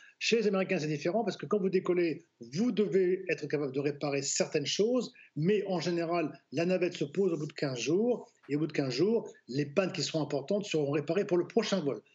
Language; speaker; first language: French; native; French